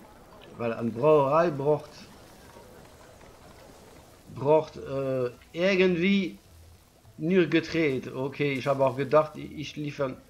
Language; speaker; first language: German; non-native, learner; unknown